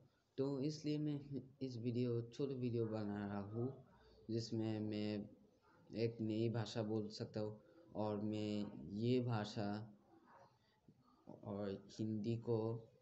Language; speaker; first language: Hindi; non-native, learner; Bangla